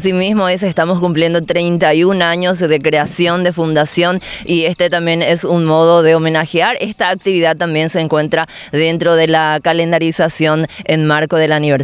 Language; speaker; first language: Spanish; native; Spanish